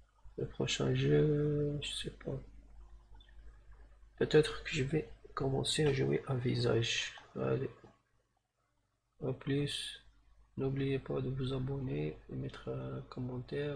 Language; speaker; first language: French; non-native, learner; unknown